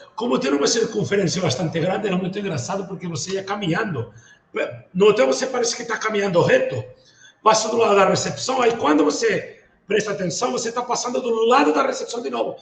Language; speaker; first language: Portuguese; non-native, fluent; Spanish